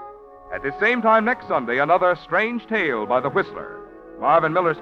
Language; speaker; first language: English; native; English